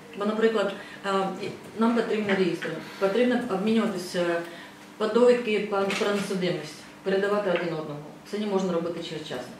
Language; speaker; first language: Ukrainian; non-native, fluent; Estonian